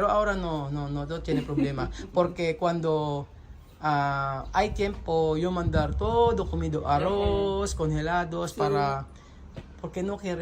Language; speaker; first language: Spanish; non-native, learner; Filipino